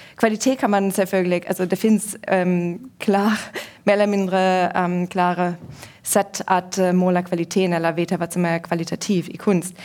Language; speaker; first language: Norwegian; non-native, fluent; German